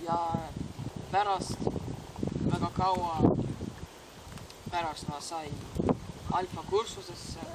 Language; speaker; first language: Estonian; non-native, local second language; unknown